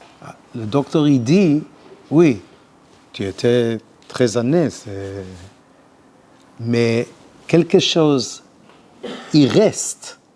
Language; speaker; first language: French; non-native, learner; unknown